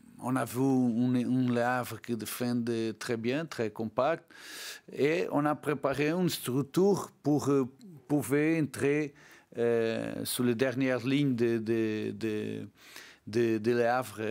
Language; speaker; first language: French; non-native, learner; Portuguese